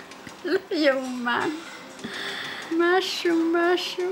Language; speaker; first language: Hebrew; non-native, fluent; Polish